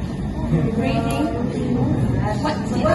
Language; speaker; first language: English; non-native, learner; Indonesian